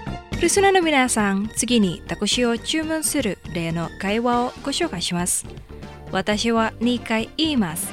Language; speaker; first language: Japanese; non-native, fluent; Indonesian